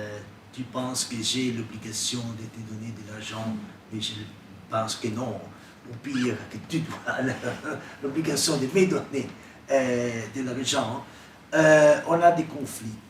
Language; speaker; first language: French; non-native, fluent; Italian